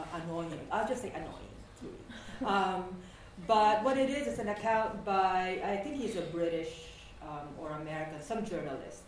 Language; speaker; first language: English; non-native, local second language; Waray